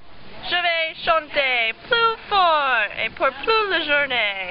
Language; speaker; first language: French; non-native, learner; English